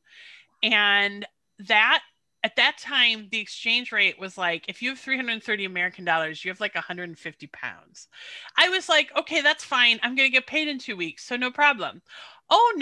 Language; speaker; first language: English; native; English